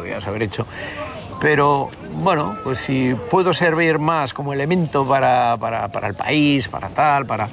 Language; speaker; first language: Spanish; native; Spanish